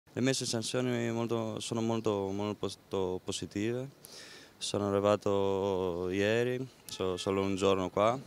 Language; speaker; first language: Italian; non-native, learner; Greek